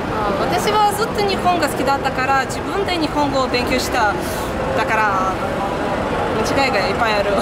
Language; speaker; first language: Japanese; non-native, learner; Russian